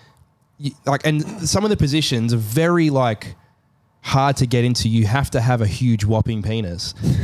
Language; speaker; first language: English; native; English